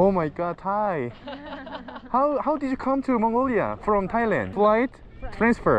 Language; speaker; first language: English; non-native, learner; Korean